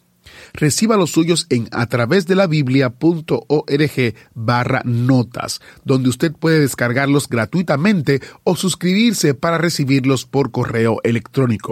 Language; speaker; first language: Spanish; native; Spanish